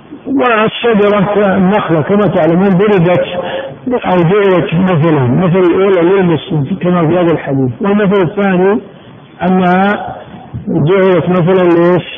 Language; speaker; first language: Arabic; native; Arabic